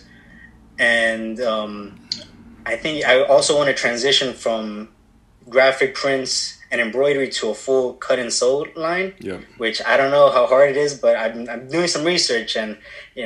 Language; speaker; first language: English; native; English